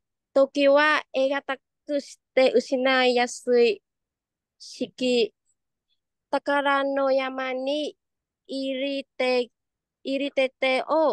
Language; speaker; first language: Japanese; non-native, learner; Vietnamese